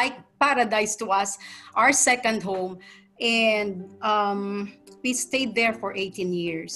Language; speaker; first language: English; non-native, local second language; Tausug